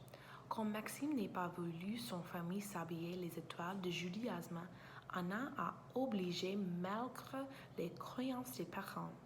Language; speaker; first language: French; non-native, learner; English